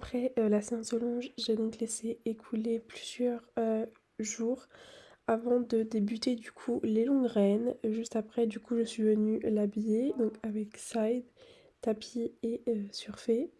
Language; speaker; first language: French; native; French